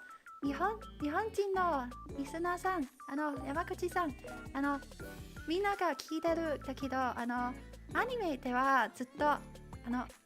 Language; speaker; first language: Japanese; non-native, learner; Chinese